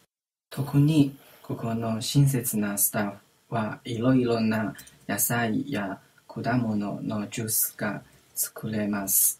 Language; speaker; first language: Japanese; non-native, learner; English